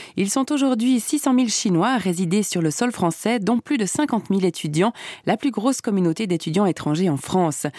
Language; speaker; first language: French; native; French